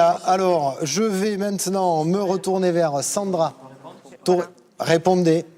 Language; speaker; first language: French; native; French